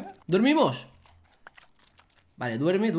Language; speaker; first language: Spanish; native; Spanish